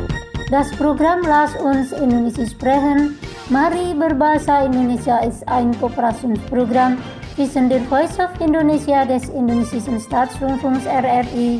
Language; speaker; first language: German; non-native, fluent; Indonesian